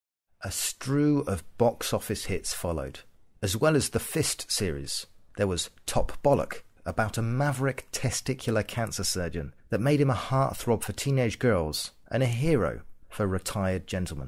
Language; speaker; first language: English; native; English